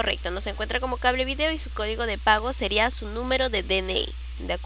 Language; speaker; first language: Spanish; native; Spanish